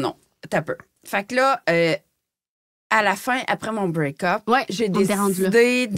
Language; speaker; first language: French; native; French